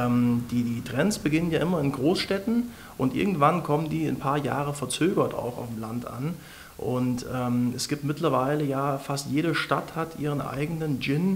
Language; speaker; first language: German; native; German